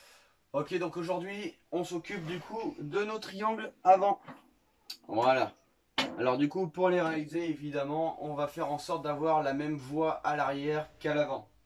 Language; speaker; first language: French; native; French